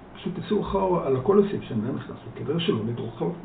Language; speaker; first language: Hebrew; early bilingual, other home language; Dutch